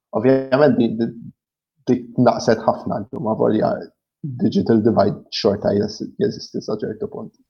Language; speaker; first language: Maltese; early bilingual, other home language; English